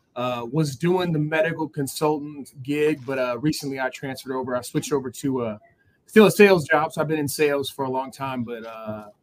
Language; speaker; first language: English; native; English